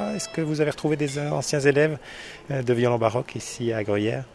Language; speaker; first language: French; native; French